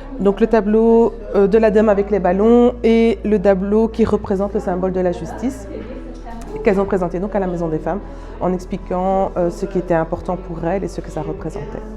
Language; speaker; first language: French; native; French